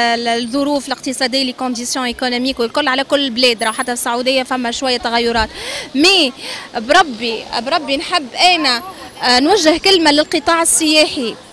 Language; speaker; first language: Arabic; native; Arabic